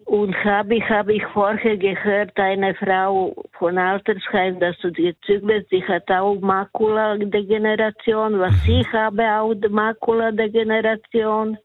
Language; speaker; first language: German; non-native, fluent; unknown